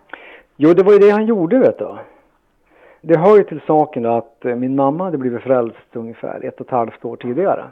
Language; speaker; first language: Swedish; native; Swedish